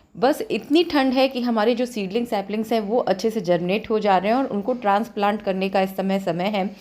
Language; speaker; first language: Hindi; native; Hindi